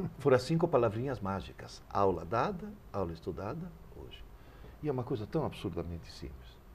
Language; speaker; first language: Portuguese; early bilingual, other home language; Italian